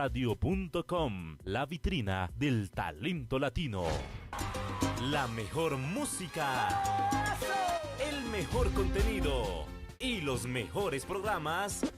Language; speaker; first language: Spanish; native; Spanish